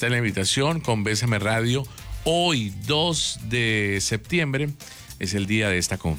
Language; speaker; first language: Spanish; native; Spanish